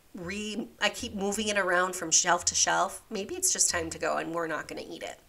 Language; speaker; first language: English; native; English